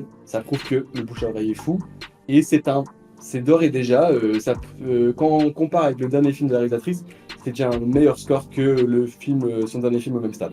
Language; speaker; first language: French; native; French